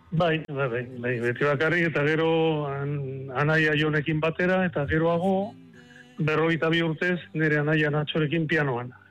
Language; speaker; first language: Basque; non-native, local second language; Spanish